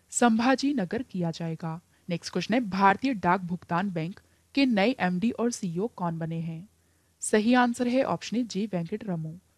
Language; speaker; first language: Hindi; native; Hindi